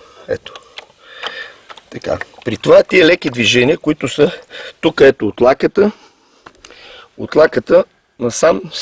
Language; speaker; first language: Bulgarian; native; Bulgarian